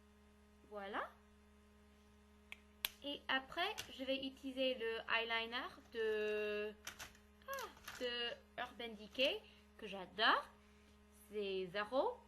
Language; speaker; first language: French; non-native, learner; English